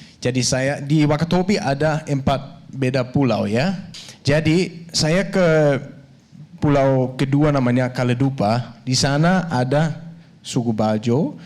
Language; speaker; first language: Indonesian; non-native, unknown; Danish